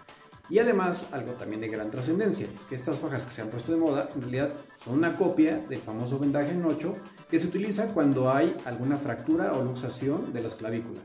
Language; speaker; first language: Spanish; native; Spanish